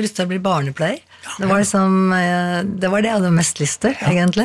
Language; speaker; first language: Norwegian; native; Norwegian